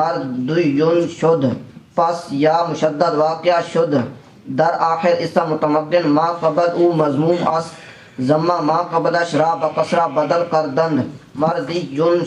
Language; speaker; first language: Persian; non-native, learner; Punjabi